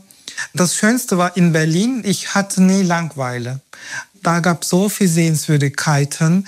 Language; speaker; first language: German; non-native, fluent; Turkish